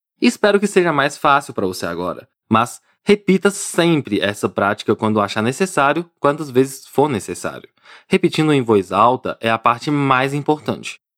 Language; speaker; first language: Portuguese; non-native, fluent; Chinese